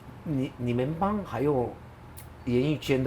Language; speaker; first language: Chinese; non-native, fluent; Japanese